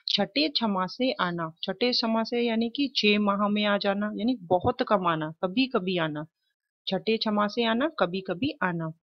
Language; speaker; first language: Hindi; native; Hindi